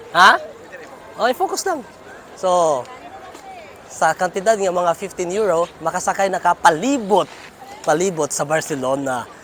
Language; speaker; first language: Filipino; non-native, local second language; Cebuano